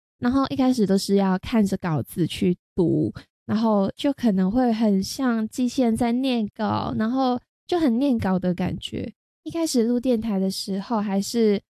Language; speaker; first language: Chinese; non-native, local second language; Cantonese